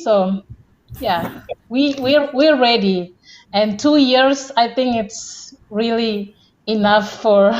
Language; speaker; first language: English; non-native, fluent; Indonesian